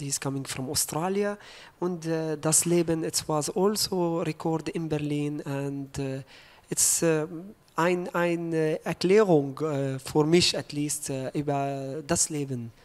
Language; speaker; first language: English; non-native, learner; Arabic